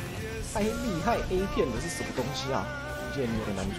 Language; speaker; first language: Chinese; native; Chinese